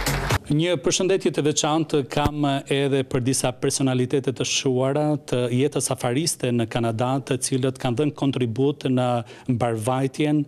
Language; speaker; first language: Albanian; native; Albanian